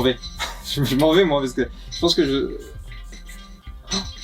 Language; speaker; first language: French; native; French